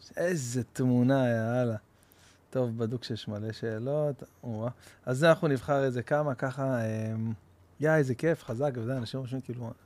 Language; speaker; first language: Hebrew; native; Hebrew